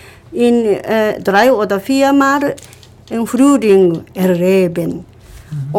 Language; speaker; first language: German; non-native, learner; Japanese